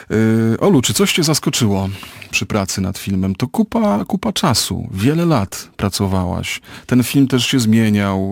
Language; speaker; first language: Polish; native; Polish